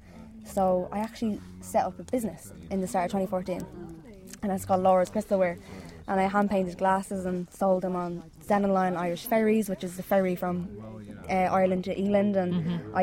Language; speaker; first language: English; native; English